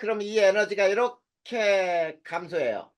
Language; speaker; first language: Korean; native; Korean